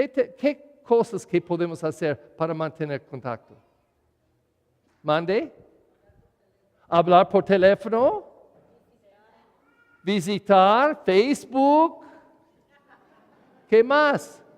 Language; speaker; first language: Spanish; non-native, learner; English